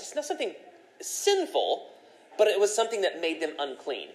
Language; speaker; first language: English; native; English